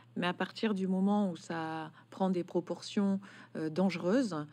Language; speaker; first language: French; native; French